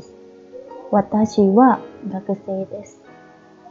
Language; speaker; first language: Japanese; non-native, fluent; Khmer